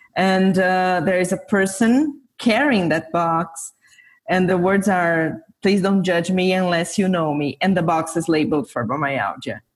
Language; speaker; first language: English; non-native, fluent; Portuguese